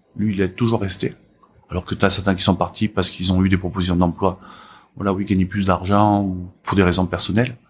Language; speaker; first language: French; early bilingual, other home language; Korean